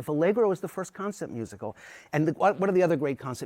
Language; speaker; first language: English; native; English